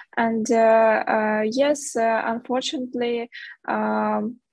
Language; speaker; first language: English; non-native, fluent; Ukrainian